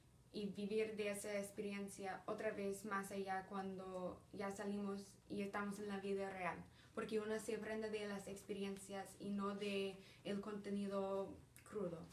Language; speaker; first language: Spanish; early bilingual, heritage; Spanish